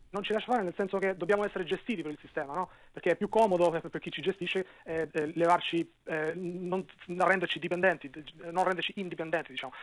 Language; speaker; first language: Italian; non-native, fluent; Albanian